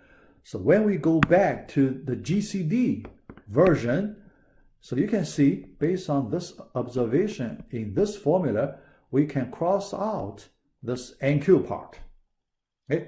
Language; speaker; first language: English; non-native, fluent; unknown